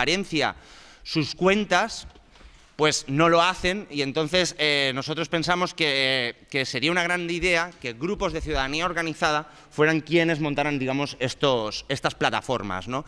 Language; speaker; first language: Spanish; native; Spanish